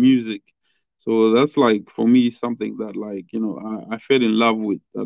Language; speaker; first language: English; non-native, local second language; Shona